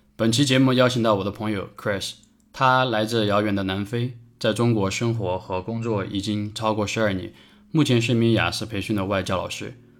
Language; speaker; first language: Chinese; native; Chinese